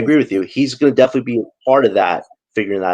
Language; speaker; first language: English; native; English